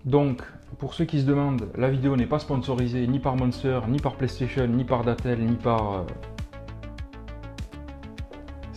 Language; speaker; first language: French; native; French